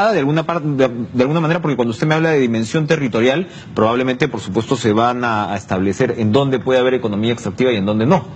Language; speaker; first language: Spanish; native; Spanish